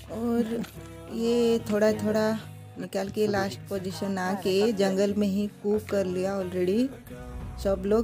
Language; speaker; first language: Hindi; non-native, local second language; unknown